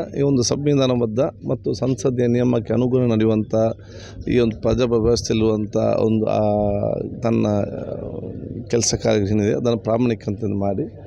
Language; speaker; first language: Kannada; non-native, local second language; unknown